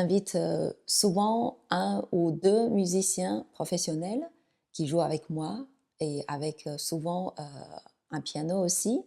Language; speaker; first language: French; non-native, fluent; Chinese